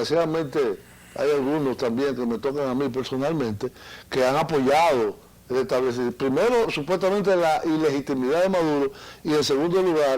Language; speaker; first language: Spanish; native; Spanish